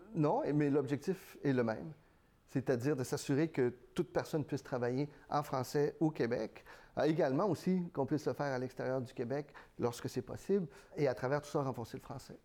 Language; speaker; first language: French; early bilingual, other home language; Spanish